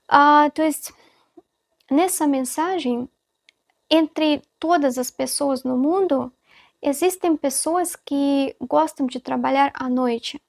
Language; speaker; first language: Portuguese; non-native, fluent; Russian